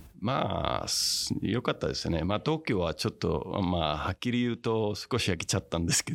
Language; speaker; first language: Japanese; non-native, fluent; Spanish